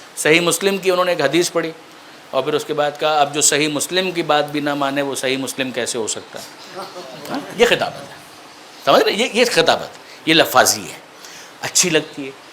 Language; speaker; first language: Urdu; non-native, local second language; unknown